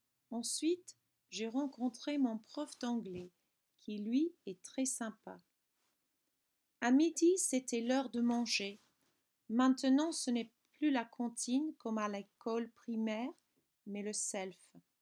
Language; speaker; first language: French; non-native, fluent; English